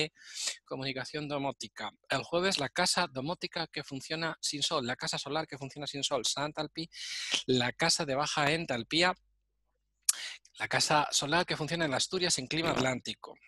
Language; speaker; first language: Spanish; native; Spanish